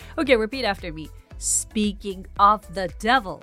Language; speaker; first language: English; non-native, fluent; Japanese